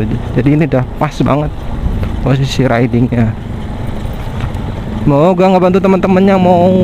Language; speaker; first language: Indonesian; native; Indonesian